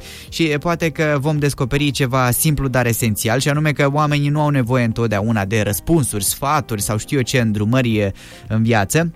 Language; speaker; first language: Romanian; native; Romanian